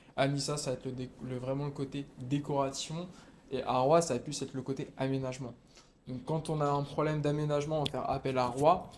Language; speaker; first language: French; native; French